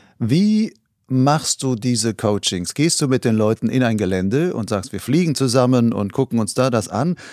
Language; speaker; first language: German; native; German